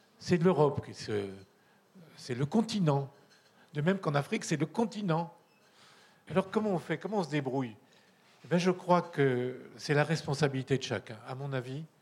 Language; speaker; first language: French; native; French